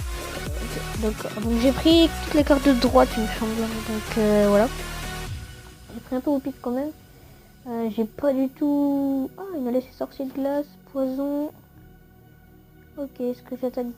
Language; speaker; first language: French; native; French